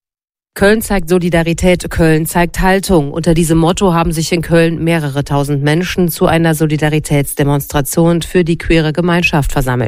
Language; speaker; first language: German; native; German